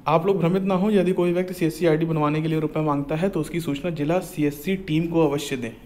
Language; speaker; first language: Hindi; native; Hindi